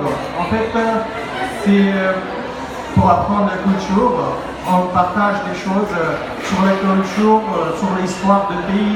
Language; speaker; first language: French; non-native, learner; Pashto